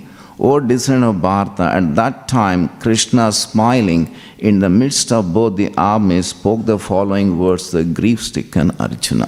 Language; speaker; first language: English; non-native, local second language; Telugu